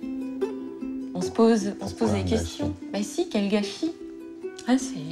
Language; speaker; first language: French; native; French